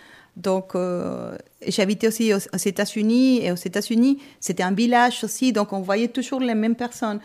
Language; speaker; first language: French; non-native, fluent; Spanish